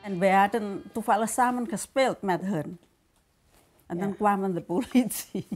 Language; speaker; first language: Dutch; non-native, fluent; Indonesian